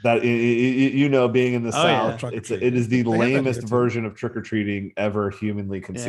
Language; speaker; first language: English; native; English